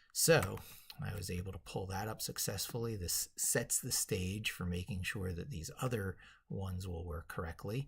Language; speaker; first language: English; native; English